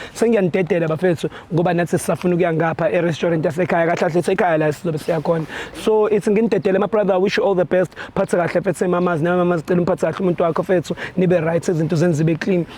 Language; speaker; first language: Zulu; native; Zulu